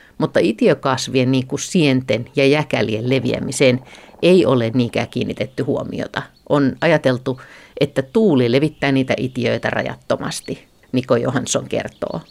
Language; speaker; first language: Finnish; native; Finnish